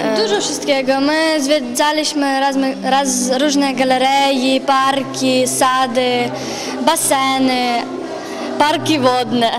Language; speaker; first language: Polish; non-native, learner; Ukrainian